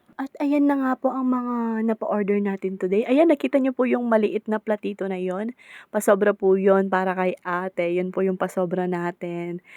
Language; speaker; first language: Filipino; native; Filipino